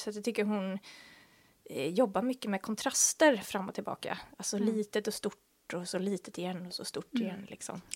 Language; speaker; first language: Swedish; native; Swedish